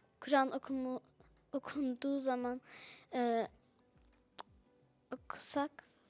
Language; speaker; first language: Turkish; early bilingual, other home language; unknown